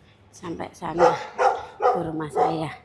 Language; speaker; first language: Indonesian; non-native, local second language; Javanese